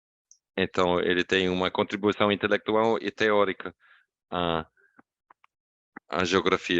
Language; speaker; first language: Portuguese; non-native, fluent; English